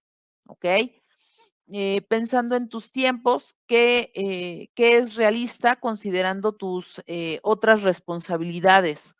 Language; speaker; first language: Spanish; native; Spanish